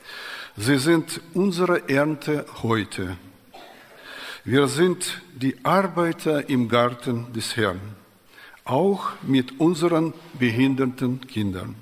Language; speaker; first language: German; non-native, fluent; Russian